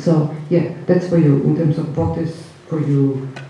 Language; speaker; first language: English; non-native, fluent; Croatian